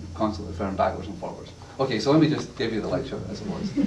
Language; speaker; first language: English; native; English